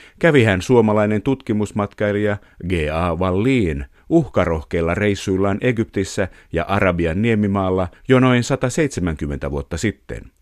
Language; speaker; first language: Finnish; native; Finnish